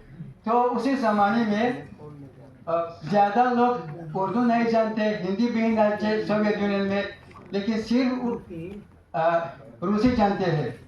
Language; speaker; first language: Hindi; non-native, fluent; Tajik